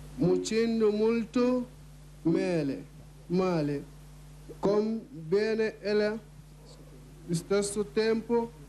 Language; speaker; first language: Italian; non-native, learner; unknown